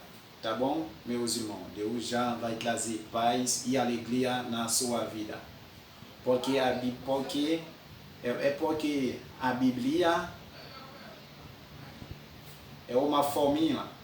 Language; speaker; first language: Portuguese; non-native, fluent; French